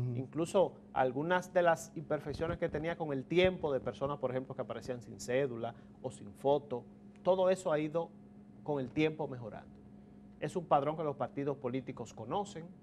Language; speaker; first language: Spanish; native; Spanish